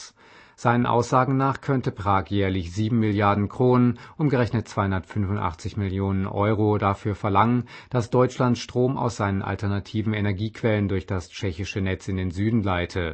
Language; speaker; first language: German; native; German